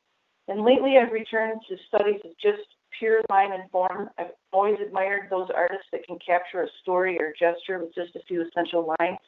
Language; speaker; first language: English; native; English